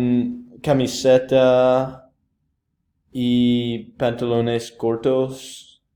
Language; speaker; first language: Spanish; non-native, learner; English